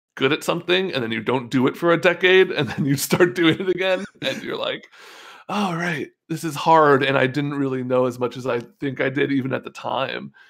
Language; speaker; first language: English; native; English